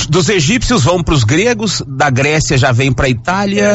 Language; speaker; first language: Portuguese; native; Portuguese